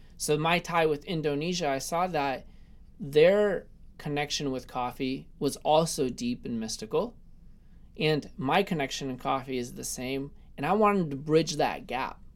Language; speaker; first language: English; early bilingual, other home language; Russian